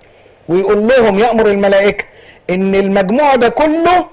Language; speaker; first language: Arabic; native; Arabic